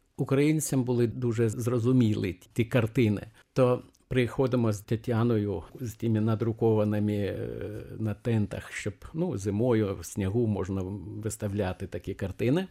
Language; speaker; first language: Ukrainian; non-native, fluent; Lithuanian